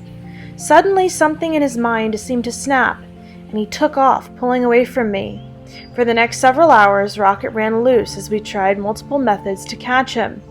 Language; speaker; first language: English; native; English